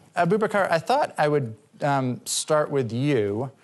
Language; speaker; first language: English; native; English